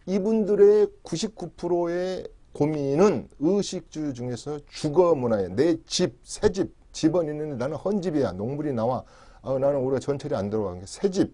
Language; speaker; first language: Korean; native; Korean